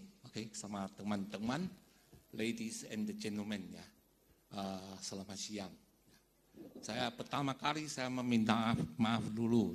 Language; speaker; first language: Indonesian; non-native, fluent; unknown